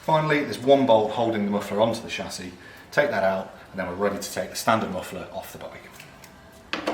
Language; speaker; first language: English; native; English